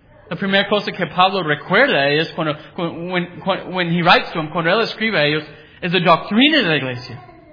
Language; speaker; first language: Spanish; non-native, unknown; English